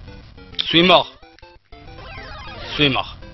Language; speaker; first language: French; non-native, fluent; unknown